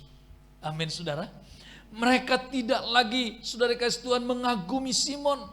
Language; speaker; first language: Indonesian; native; Indonesian